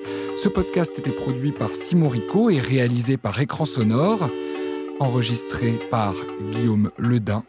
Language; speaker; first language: French; native; French